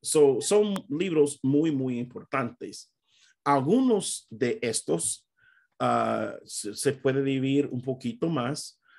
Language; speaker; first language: Spanish; non-native, fluent; English